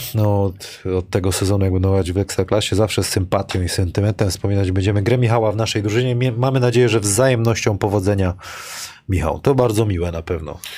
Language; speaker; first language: Polish; native; Polish